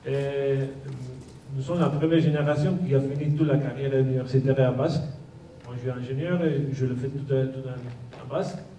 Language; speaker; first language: French; non-native, fluent; Basque